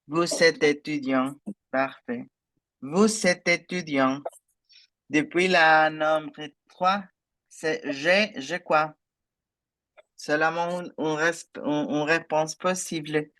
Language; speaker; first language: French; non-native, fluent; Spanish